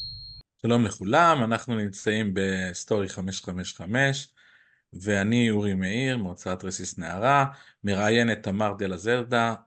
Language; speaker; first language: Hebrew; native; Hebrew